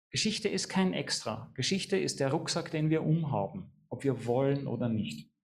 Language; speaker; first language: German; native; German